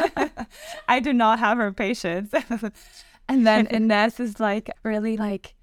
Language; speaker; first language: English; non-native, fluent; Spanish